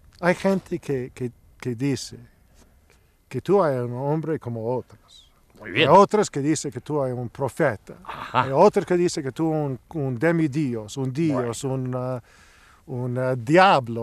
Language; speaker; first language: Spanish; non-native, learner; Italian